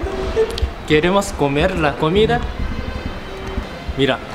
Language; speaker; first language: Spanish; non-native, fluent; Korean